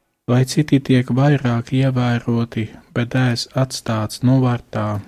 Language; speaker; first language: Latvian; non-native, fluent; Slovak